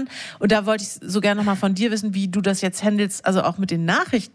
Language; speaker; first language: German; native; German